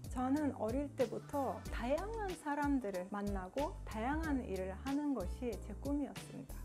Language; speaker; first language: Korean; non-native, fluent; Azerbaijani